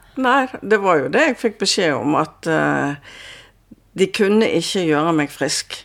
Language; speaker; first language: Norwegian; native; Norwegian